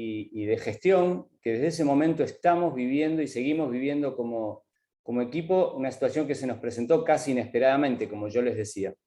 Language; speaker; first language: Spanish; native; Spanish